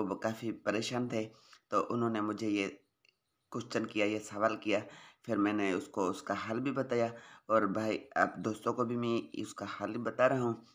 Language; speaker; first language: Hindi; non-native, local second language; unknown